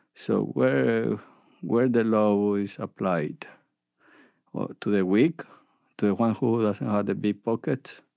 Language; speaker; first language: English; non-native, fluent; Spanish